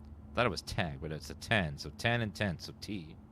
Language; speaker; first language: English; native; English